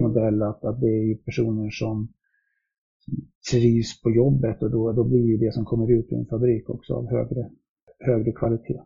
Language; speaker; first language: Swedish; native; Swedish